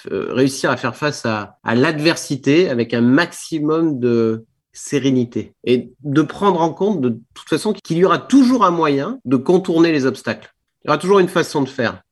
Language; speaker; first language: French; native; French